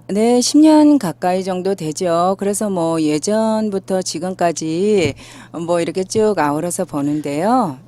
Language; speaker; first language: Korean; native; Korean